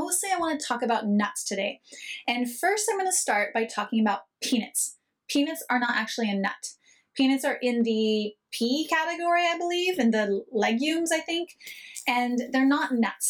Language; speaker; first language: English; native; English